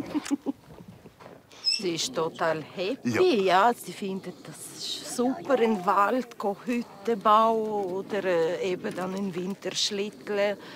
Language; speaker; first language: German; non-native, learner; Ukrainian